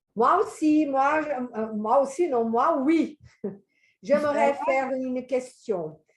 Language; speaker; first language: French; non-native, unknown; Portuguese